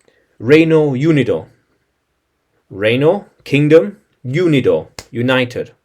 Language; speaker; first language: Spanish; non-native, learner; English